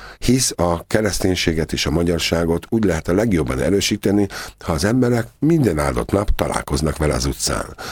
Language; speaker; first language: Hungarian; native; Hungarian